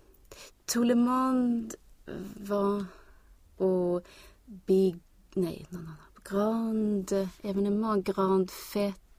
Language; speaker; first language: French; non-native, learner; Swedish